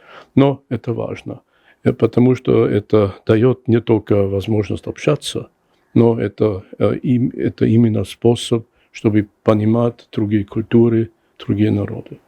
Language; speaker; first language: Russian; non-native, fluent; German